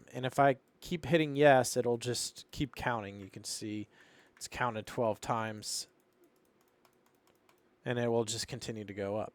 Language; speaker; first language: English; native; English